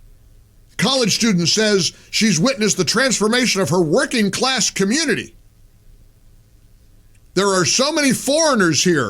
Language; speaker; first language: English; native; English